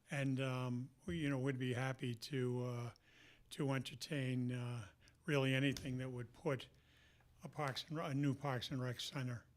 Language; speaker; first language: English; native; English